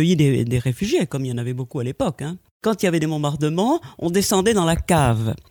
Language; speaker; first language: French; native; French